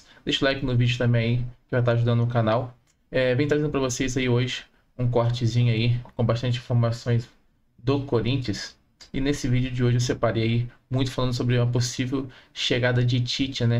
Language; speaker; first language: Portuguese; native; Portuguese